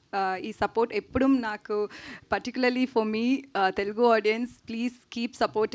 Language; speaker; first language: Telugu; non-native, learner; Tamil